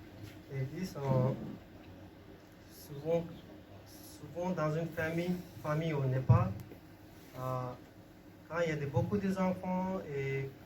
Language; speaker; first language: French; non-native, learner; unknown